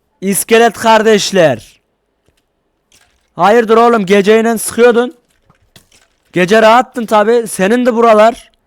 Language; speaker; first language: Turkish; native; Turkish